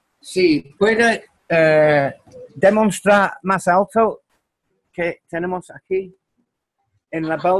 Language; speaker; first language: Spanish; non-native, learner; English